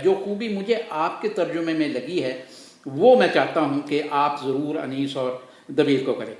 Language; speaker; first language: Urdu; native; Urdu